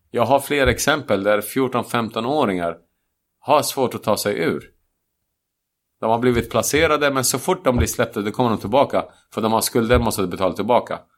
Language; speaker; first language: Swedish; non-native, fluent; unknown